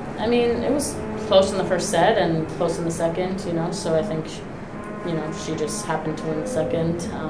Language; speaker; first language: English; native; English